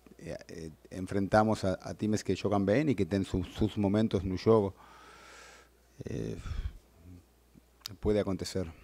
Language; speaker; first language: Portuguese; non-native, learner; Spanish